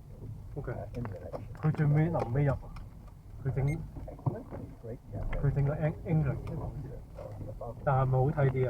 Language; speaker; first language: Cantonese; early bilingual, heritage; Cantonese